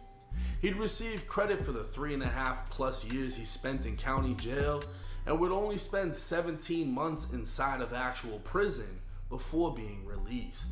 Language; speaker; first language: English; native; English